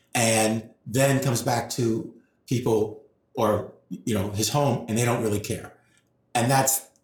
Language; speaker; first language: English; native; English